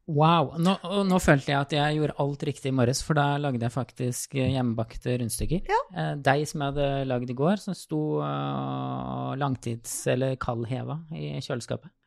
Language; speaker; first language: Norwegian; native; Norwegian